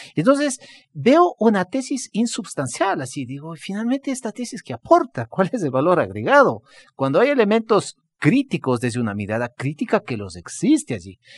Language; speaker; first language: Spanish; native; Spanish